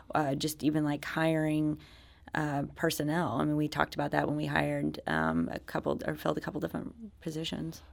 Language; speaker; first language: English; native; English